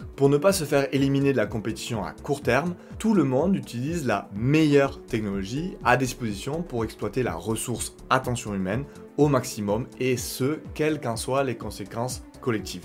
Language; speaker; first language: French; native; French